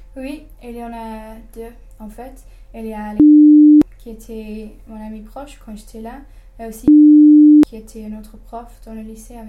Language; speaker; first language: French; non-native, fluent; English